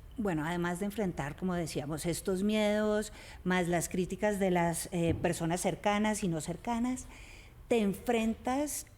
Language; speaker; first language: Spanish; native; Spanish